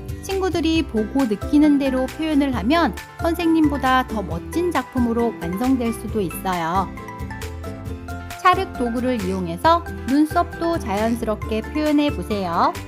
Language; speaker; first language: Korean; native; Korean